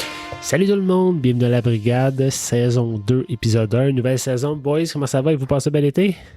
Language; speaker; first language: French; native; French